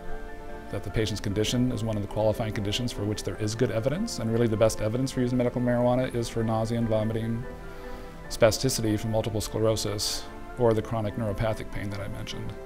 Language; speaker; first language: English; native; English